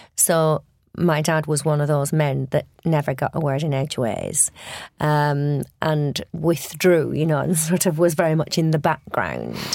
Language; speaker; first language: English; native; English